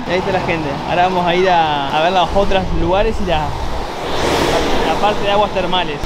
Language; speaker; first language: Spanish; native; Spanish